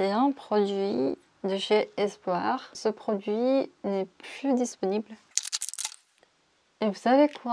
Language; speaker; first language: French; non-native, fluent; Korean